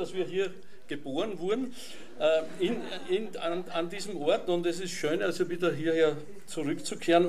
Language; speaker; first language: German; native; German